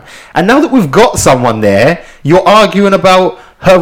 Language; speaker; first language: English; native; English